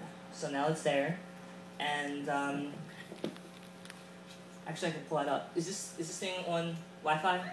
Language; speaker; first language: English; native; English